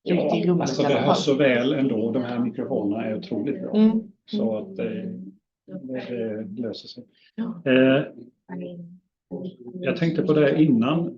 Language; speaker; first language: Swedish; native; Swedish